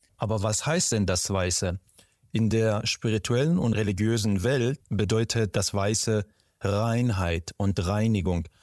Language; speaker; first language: German; non-native, fluent; Persian